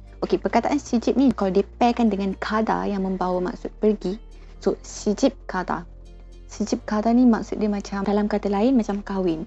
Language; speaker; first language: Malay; native; Malay